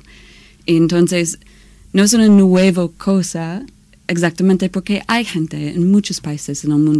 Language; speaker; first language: Spanish; non-native, learner; English